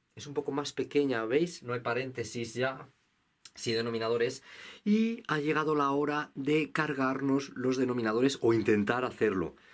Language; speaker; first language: Spanish; native; Spanish